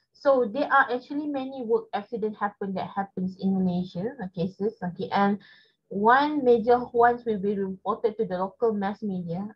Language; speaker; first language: English; non-native, local second language; Malay